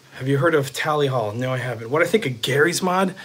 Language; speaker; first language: English; native; English